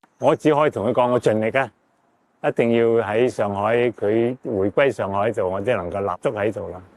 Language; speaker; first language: Cantonese; native; Cantonese